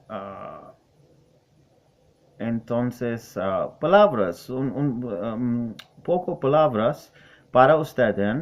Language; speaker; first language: Spanish; non-native, learner; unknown